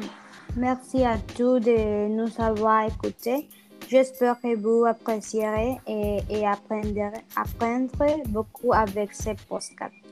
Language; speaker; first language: French; non-native, learner; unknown